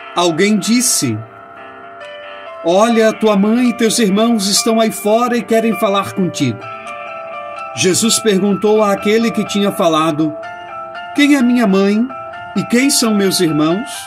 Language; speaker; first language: Portuguese; native; Portuguese